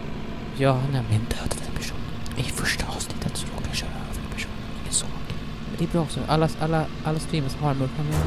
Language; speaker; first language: Swedish; native; Swedish